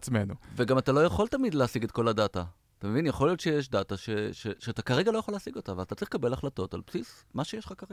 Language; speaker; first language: Hebrew; native; Hebrew